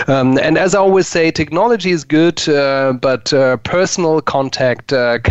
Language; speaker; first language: English; non-native, fluent; German